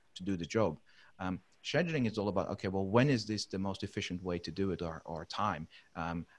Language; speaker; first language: English; non-native, fluent; Dutch